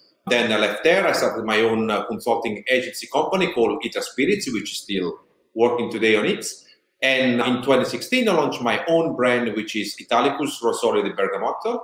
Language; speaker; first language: English; non-native, fluent; Italian